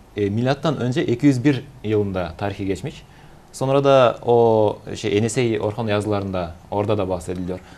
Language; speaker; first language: Turkish; non-native, fluent; Kyrgyz